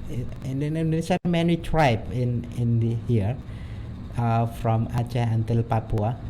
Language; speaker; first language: English; non-native, learner; Indonesian